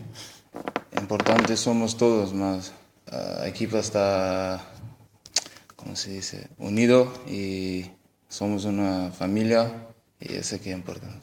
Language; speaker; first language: Spanish; non-native, learner; Portuguese